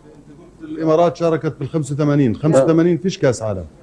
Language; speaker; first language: Arabic; native; Arabic